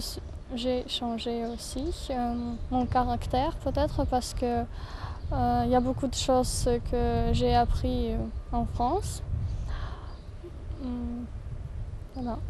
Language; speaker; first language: French; non-native, fluent; Ukrainian